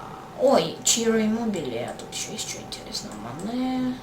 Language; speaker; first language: Russian; native; Russian